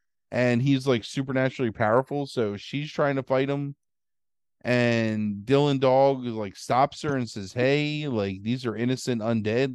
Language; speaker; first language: English; native; English